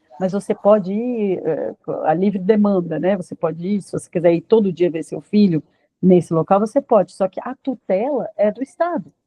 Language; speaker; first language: Portuguese; native; Portuguese